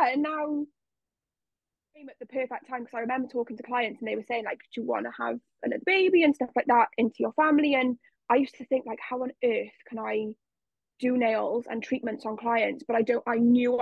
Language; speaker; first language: English; native; English